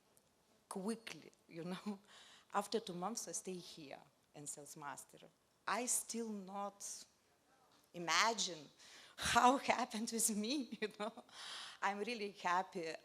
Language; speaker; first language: English; non-native, learner; Lithuanian